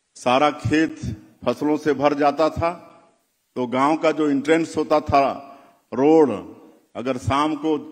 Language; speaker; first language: Hindi; native; Hindi